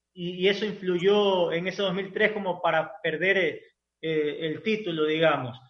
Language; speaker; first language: Spanish; native; Spanish